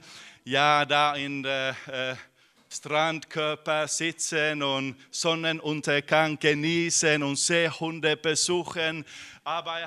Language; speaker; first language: German; non-native, fluent; Finnish